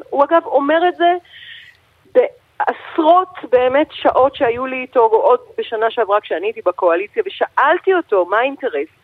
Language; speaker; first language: Hebrew; native; Hebrew